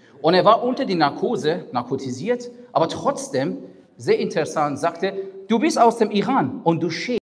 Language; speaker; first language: German; non-native, fluent; Persian